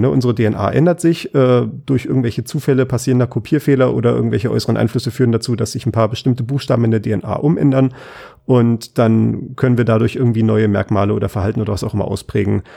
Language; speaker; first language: German; native; German